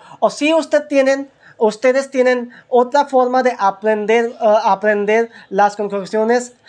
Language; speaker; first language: Spanish; non-native, learner; Hindi